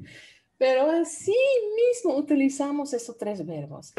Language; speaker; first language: Spanish; non-native, fluent; Dutch